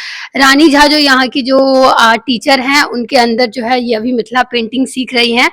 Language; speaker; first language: Hindi; native; Hindi